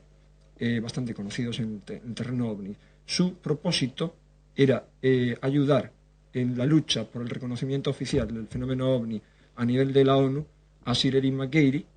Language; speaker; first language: Spanish; native; Spanish